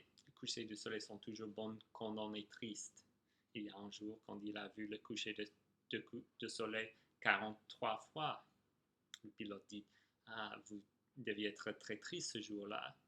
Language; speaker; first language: French; non-native, fluent; English